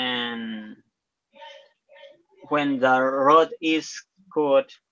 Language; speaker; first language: English; non-native, learner; Spanish